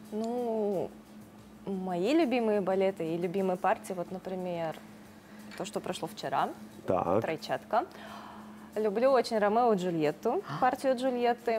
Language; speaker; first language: Russian; native; Russian